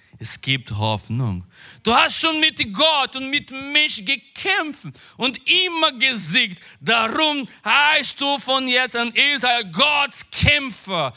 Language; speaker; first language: German; non-native, learner; Portuguese